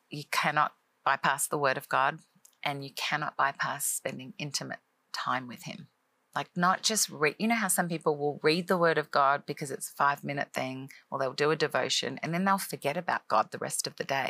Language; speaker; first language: English; native; English